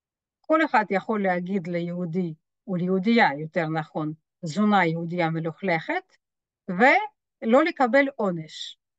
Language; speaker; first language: Hebrew; non-native, fluent; French